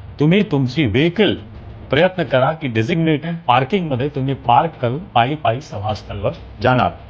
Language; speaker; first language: Marathi; non-native, local second language; Hindi